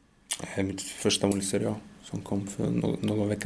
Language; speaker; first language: Swedish; early bilingual, other home language; Macedonian